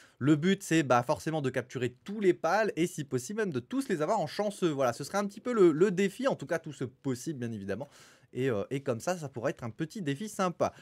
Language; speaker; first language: French; native; French